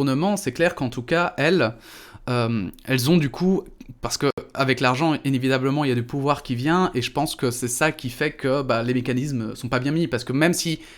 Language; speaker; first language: French; native; French